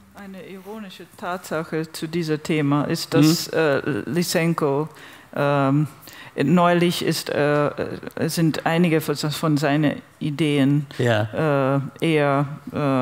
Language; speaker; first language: German; non-native, fluent; English